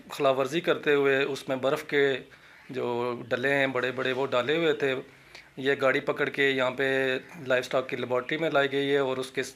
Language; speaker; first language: Urdu; native; Urdu